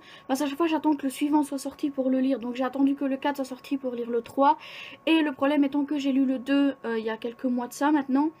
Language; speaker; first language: French; native; French